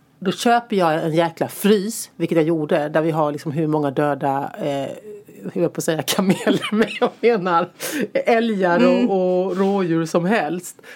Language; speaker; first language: Swedish; native; Swedish